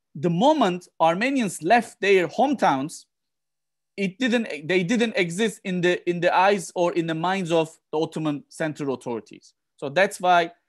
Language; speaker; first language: English; non-native, fluent; Turkish